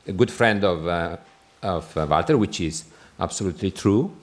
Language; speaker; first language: English; non-native, fluent; Italian